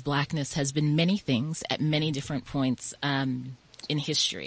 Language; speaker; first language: English; native; English